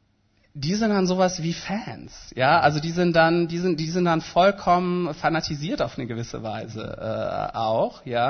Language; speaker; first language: German; native; German